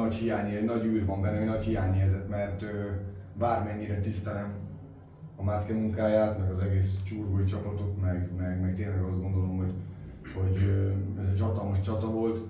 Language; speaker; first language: Hungarian; native; Hungarian